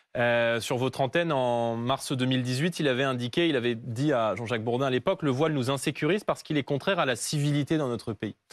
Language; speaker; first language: French; native; French